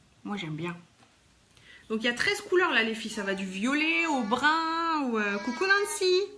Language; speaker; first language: French; native; French